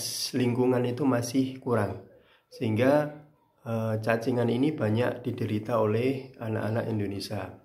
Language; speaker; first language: Indonesian; native; Indonesian